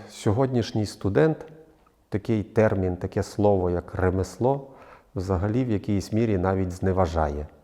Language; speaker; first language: Ukrainian; native; Ukrainian